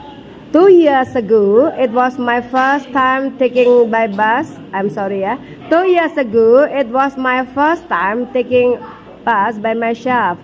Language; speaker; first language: English; non-native, fluent; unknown